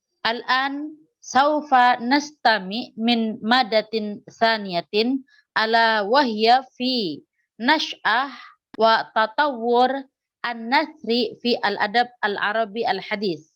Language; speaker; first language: Arabic; non-native, fluent; Indonesian